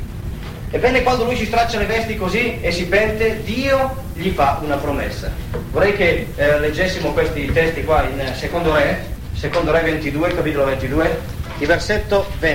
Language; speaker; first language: Italian; native; Italian